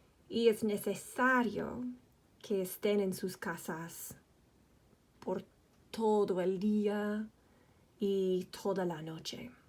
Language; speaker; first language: Spanish; non-native, fluent; English